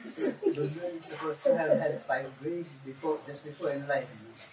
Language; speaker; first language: English; non-native, local second language; Sinhala